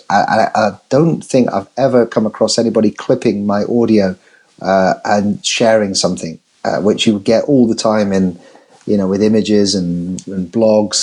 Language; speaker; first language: English; native; English